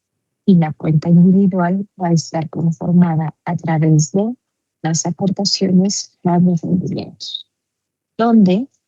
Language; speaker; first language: Spanish; native; Spanish